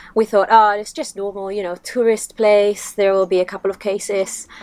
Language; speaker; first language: English; non-native, fluent; Italian